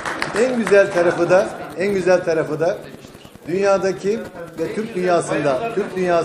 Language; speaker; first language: Turkish; native; Turkish